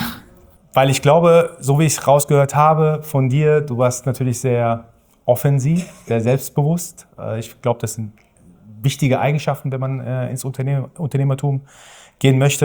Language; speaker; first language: German; native; German